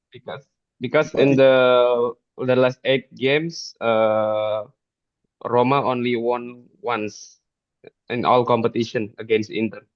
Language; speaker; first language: English; non-native, fluent; Indonesian